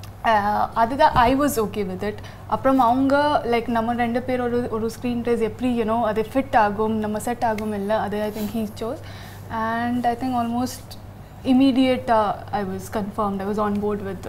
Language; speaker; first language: Tamil; non-native, learner; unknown